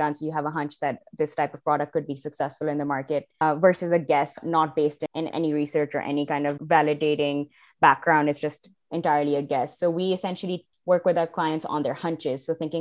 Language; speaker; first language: English; non-native, local second language; Urdu